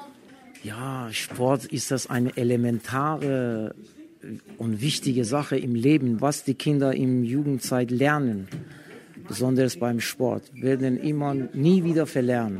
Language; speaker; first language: German; non-native, fluent; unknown